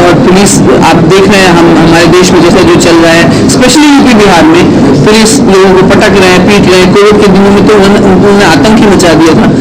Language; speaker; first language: Hindi; native; Hindi